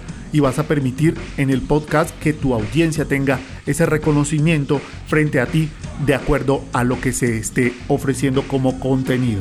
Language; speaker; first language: Spanish; native; Spanish